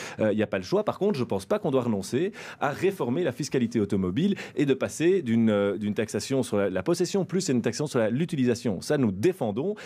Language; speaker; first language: French; native; French